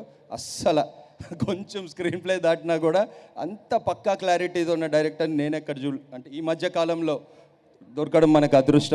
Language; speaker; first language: Telugu; native; Telugu